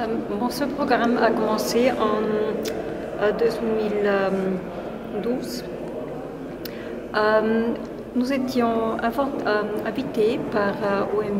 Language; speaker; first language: French; non-native, fluent; Spanish